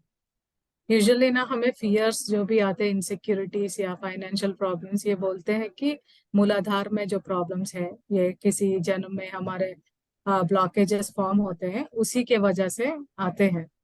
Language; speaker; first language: Hindi; native; Hindi